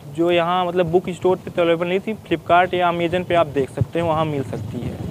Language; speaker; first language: Hindi; native; Hindi